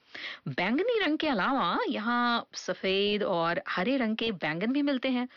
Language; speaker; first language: Hindi; native; Hindi